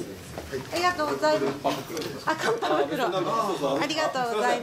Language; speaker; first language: Japanese; native; Japanese